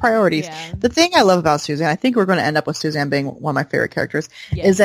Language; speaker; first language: English; native; English